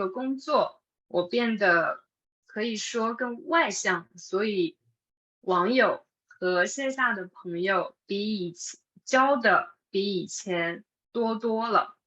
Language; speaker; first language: Chinese; non-native, fluent; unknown